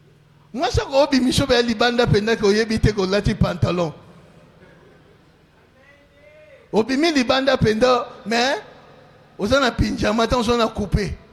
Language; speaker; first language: French; non-native, local second language; Lingala